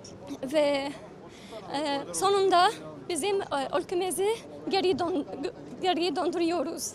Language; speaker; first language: Turkish; early bilingual, heritage; Turkish